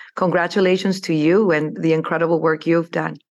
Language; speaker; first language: English; non-native, fluent; Spanish